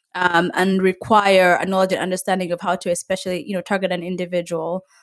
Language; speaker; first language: English; non-native, local second language; Ganda